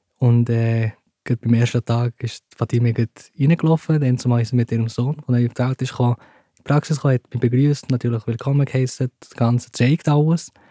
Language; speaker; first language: German; early bilingual, other home language; Turkish